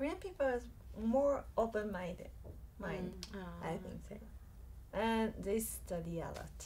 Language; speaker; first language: English; non-native, learner; Japanese